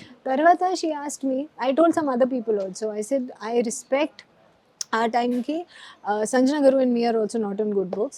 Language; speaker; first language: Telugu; non-native, learner; Hindi